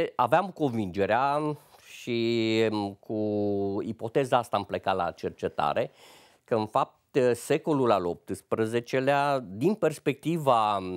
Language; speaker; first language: Romanian; native; Romanian